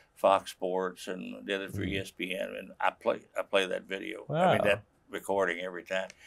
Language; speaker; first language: English; native; English